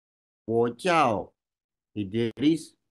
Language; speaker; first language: Chinese; non-native, learner; Swahili